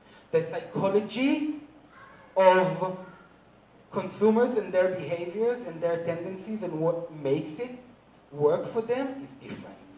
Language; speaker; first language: English; non-native, fluent; Hebrew